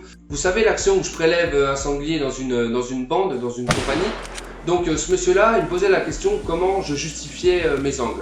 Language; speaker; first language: French; native; French